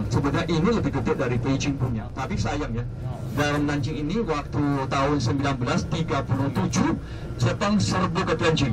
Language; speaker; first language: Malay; non-native, fluent; Chinese